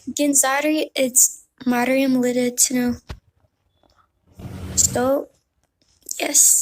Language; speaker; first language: English; early bilingual, heritage; Amharic